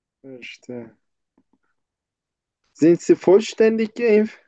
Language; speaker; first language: German; non-native, learner; Turkish